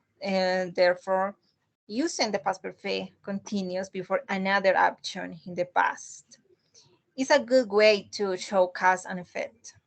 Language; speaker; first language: English; non-native, learner; Spanish